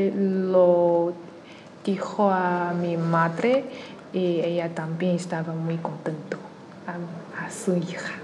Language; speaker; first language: Spanish; non-native, learner; Chinese